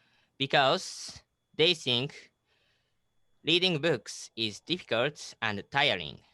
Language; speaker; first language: English; non-native, learner; Japanese